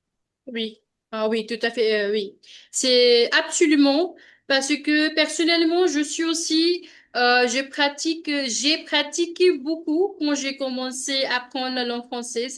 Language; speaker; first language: French; non-native, learner; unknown